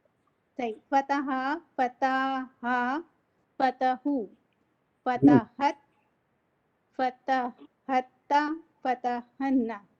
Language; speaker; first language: Arabic; non-native, learner; Urdu